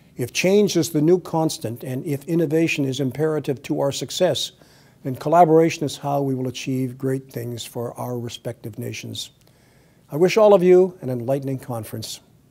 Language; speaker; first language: English; native; English